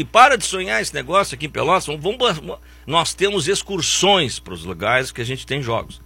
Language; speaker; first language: Portuguese; native; Portuguese